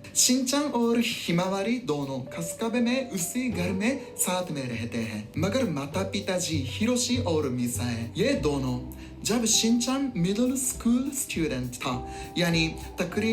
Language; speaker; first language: Hindi; non-native, fluent; Japanese